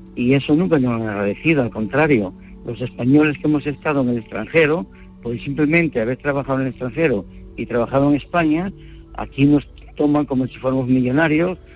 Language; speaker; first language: Spanish; native; Spanish